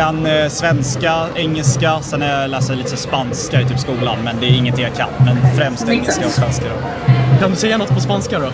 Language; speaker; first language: Swedish; native; Swedish